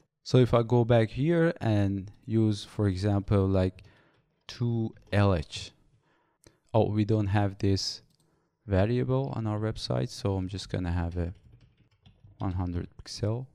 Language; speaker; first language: English; non-native, fluent; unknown